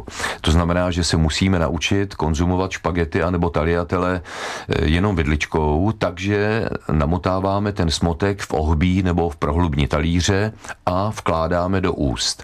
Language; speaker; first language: Czech; native; Czech